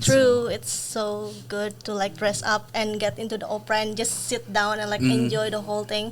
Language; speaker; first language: English; non-native, fluent; Dutch